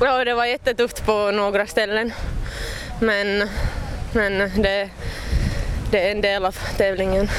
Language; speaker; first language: Swedish; non-native, local second language; Finnish